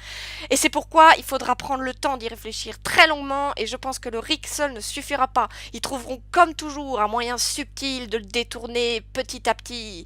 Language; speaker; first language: French; native; French